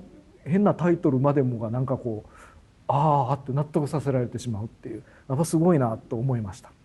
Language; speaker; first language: Japanese; native; Japanese